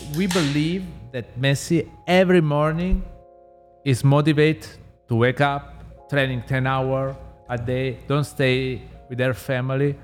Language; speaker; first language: English; non-native, learner; Italian